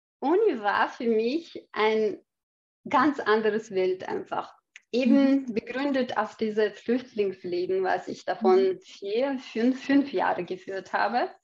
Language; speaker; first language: German; non-native, fluent; Chechen